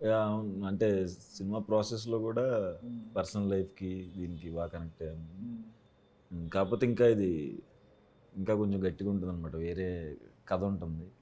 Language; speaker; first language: Telugu; native; Telugu